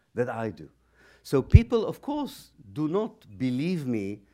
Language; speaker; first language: English; non-native, fluent; Hebrew